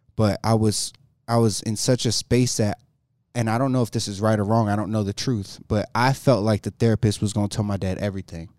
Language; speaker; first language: English; native; English